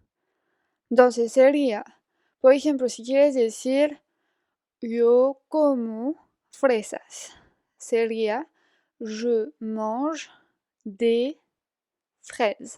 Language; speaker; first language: Spanish; non-native, fluent; French